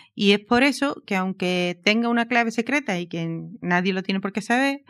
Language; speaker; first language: Spanish; native; Spanish